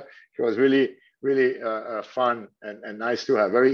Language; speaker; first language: English; non-native, fluent; French